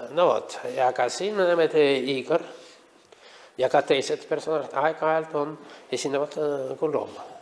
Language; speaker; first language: Estonian; non-native, local second language; Russian